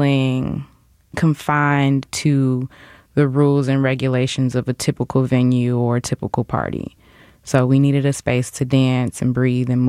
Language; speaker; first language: English; native; English